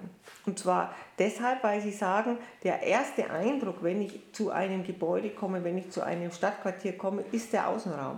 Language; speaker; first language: German; native; German